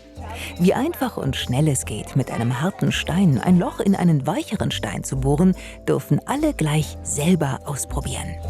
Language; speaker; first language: German; native; German